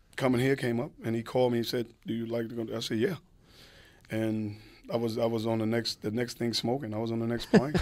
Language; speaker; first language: English; native; English